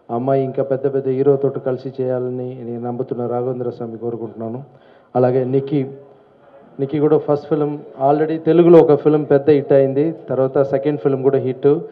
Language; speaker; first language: Telugu; non-native, local second language; Tamil